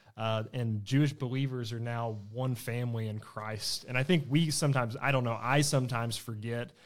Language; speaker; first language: English; native; English